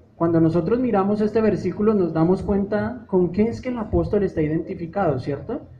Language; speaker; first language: Spanish; native; Spanish